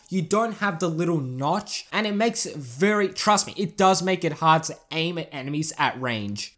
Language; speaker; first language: English; native; English